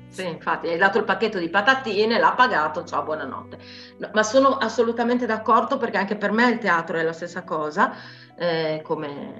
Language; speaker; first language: Italian; native; Italian